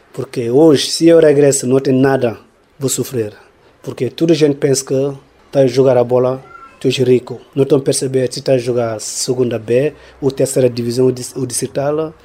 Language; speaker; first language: Portuguese; non-native, learner; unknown